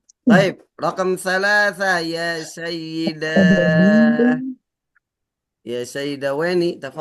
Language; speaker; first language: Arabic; non-native, fluent; Indonesian